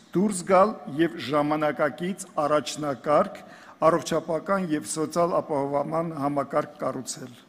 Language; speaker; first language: Armenian; native; Armenian